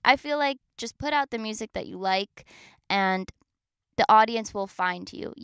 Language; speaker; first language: English; native; English